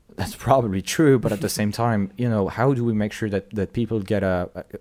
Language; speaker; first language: English; non-native, fluent; French